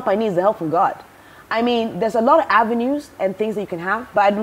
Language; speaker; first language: English; non-native, local second language; Akan